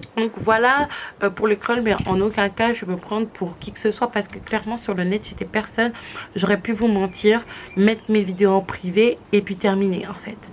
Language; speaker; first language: French; native; French